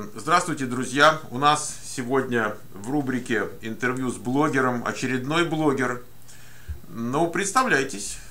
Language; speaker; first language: Russian; native; Russian